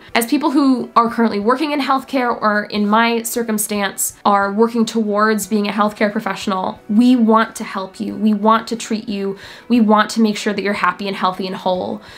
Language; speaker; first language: English; native; English